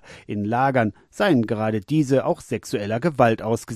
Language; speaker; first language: German; native; German